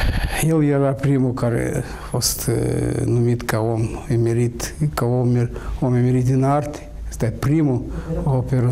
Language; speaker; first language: Romanian; non-native, local second language; Russian